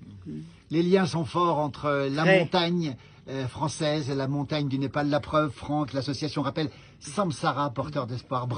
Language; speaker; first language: French; native; French